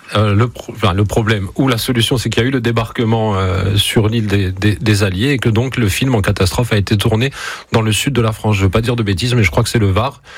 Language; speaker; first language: French; native; French